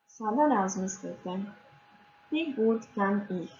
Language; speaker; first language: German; non-native, fluent; Croatian